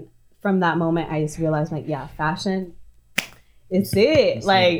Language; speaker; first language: English; non-native, local second language; Cantonese